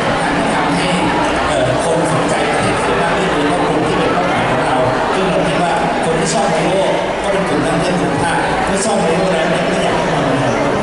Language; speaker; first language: Thai; native; Thai